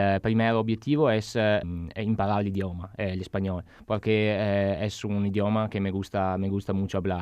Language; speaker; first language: Spanish; non-native, learner; Italian